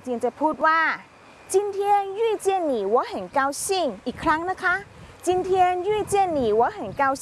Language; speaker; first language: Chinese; non-native, fluent; Thai